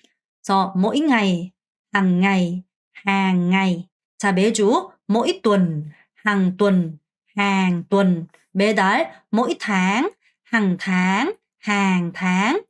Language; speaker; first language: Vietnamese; non-native, fluent; Korean